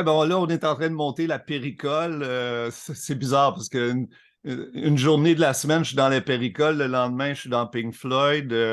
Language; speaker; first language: French; native; French